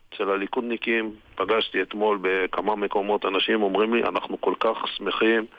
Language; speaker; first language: Hebrew; native; Hebrew